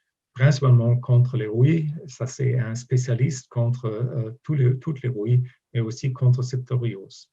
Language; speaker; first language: French; non-native, fluent; German